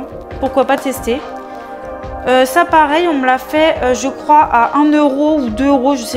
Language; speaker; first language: French; native; French